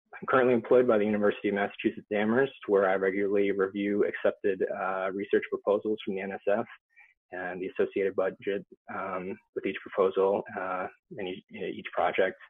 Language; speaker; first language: English; native; English